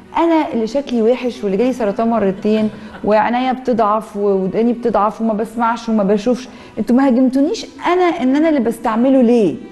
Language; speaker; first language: Egyptian Arabic; native; Egyptian Arabic